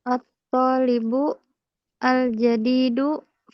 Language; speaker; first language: Arabic; non-native, learner; Indonesian